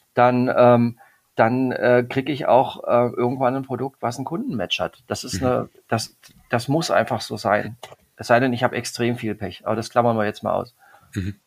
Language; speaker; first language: German; native; German